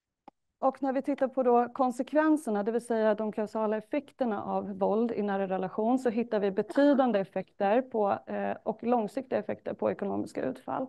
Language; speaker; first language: Swedish; native; Swedish